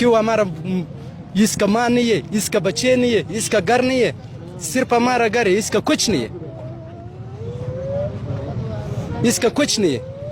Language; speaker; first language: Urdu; non-native, learner; Pashto